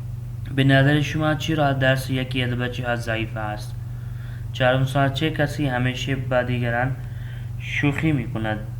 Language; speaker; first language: Persian; non-native, fluent; Urdu